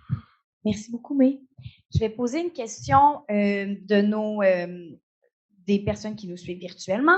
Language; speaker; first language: French; native; French